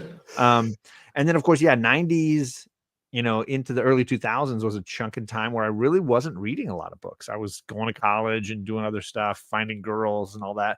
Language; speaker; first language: English; native; English